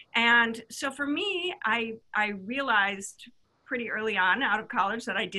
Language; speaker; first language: English; native; English